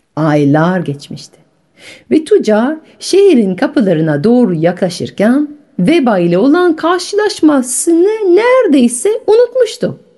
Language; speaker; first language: Turkish; non-native, fluent; French